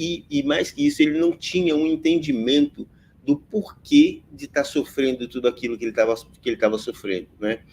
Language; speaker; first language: Portuguese; native; Portuguese